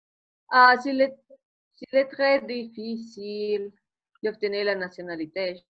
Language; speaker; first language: French; non-native, learner; Spanish